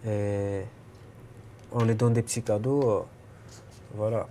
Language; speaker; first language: French; non-native, fluent; Romanian